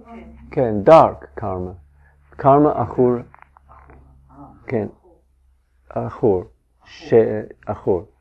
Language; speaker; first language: Hebrew; non-native, fluent; English